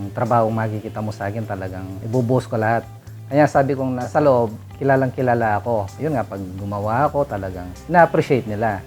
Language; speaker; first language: Filipino; non-native, local second language; Pampanga